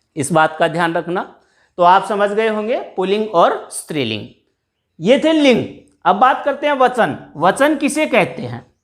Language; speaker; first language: Hindi; native; Hindi